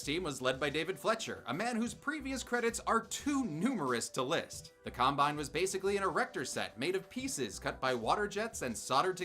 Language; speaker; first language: English; native; English